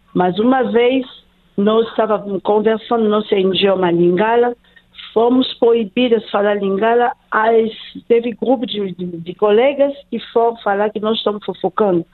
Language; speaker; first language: Portuguese; non-native, fluent; Lingala